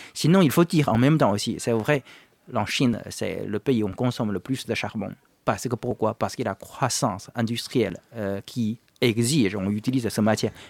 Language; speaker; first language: French; non-native, fluent; Chinese